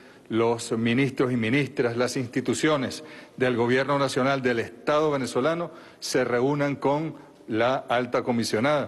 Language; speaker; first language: Spanish; native; Spanish